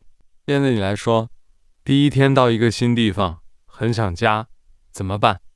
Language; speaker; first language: Chinese; non-native, fluent; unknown